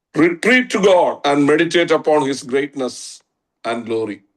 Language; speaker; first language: English; non-native, local second language; Malayalam